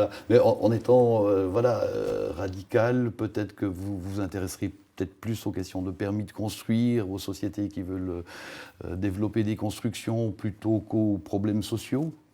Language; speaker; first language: French; native; French